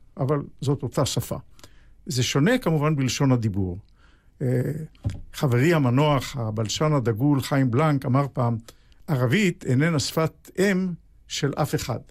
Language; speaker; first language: Hebrew; native; Hebrew